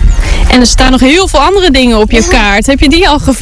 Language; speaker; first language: Dutch; non-native, local second language; Western Frisian